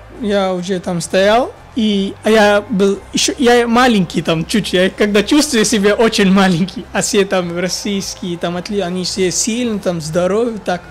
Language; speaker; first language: Russian; non-native, fluent; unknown